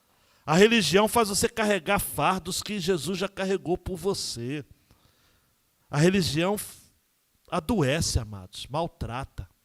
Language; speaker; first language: Portuguese; native; Portuguese